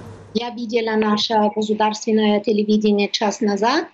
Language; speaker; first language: Russian; non-native, learner; German